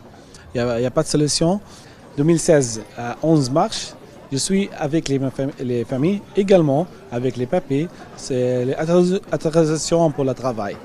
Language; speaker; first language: French; non-native, learner; Arabic